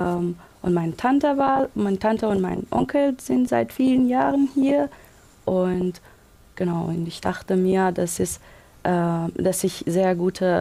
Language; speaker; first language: German; non-native, local second language; Persian